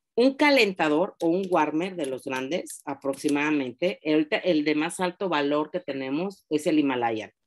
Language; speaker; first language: Spanish; native; Spanish